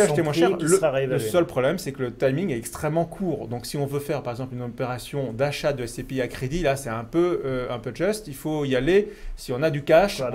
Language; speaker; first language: French; native; French